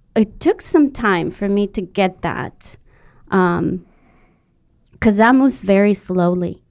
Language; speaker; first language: English; non-native, fluent; Spanish